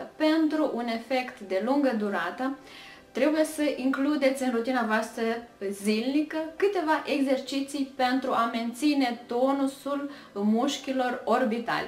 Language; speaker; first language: Romanian; native; Romanian